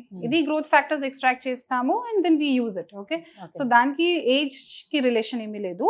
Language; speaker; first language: Telugu; non-native, fluent; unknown